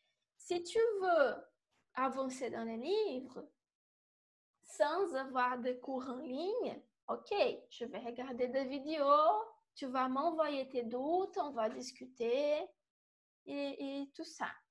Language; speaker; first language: French; non-native, fluent; Portuguese